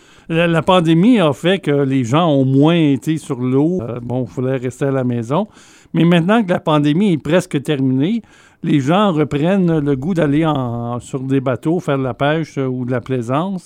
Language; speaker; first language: French; native; French